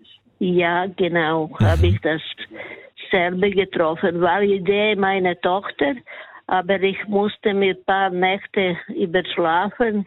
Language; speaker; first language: German; non-native, learner; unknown